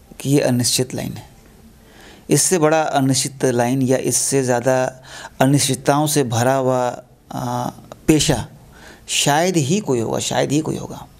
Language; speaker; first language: Hindi; native; Hindi